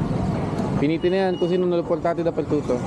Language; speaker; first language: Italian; non-native, fluent; Filipino